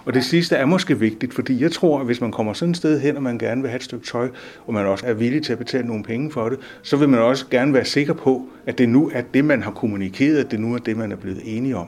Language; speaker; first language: Danish; native; Danish